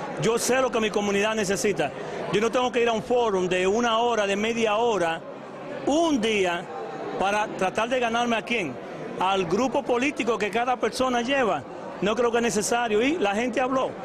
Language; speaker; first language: Spanish; native; Spanish